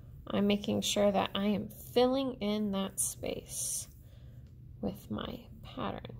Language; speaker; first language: English; native; English